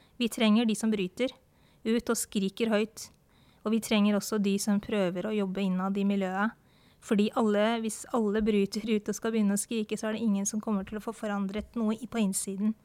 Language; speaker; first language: Norwegian; early bilingual, other home language; Urdu